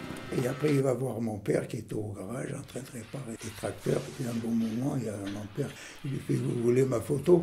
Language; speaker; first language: French; native; French